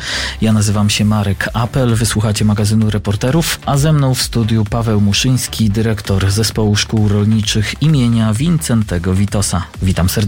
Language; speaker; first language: Polish; native; Polish